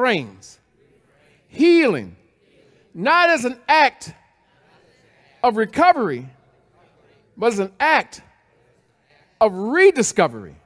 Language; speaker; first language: English; native; English